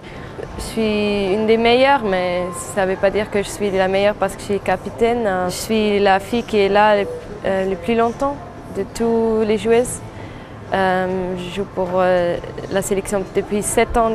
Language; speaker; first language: French; non-native, fluent; German